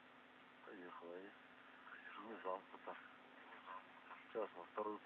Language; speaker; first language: Russian; native; Russian